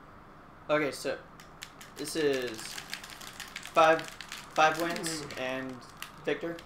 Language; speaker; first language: English; native; English